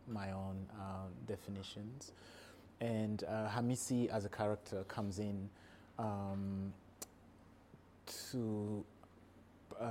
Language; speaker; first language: English; non-native, local second language; Kinyarwanda